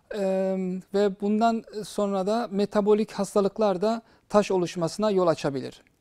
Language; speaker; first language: Turkish; early bilingual, heritage; Turkish